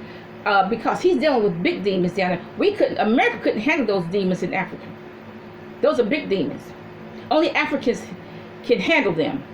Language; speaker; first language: English; native; English